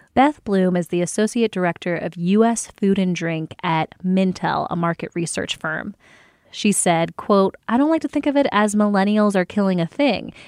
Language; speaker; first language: English; native; English